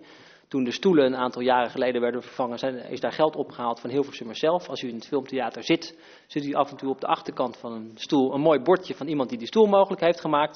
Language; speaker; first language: Dutch; native; Dutch